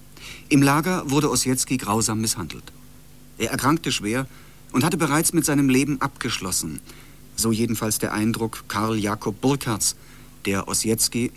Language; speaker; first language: German; native; German